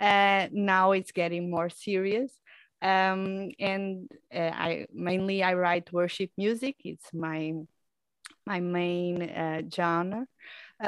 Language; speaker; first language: English; non-native, fluent; Portuguese